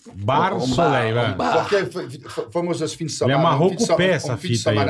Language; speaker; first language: Portuguese; non-native, fluent; French